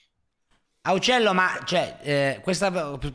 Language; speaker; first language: Italian; native; Italian